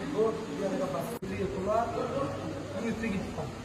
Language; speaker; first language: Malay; non-native, learner; Rohingya